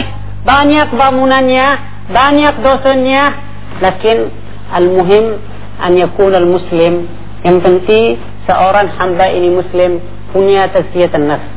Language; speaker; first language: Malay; non-native, fluent; Arabic